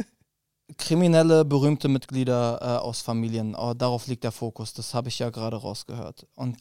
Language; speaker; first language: German; early bilingual, other home language; Arabic